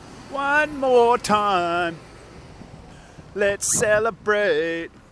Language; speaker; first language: English; native; English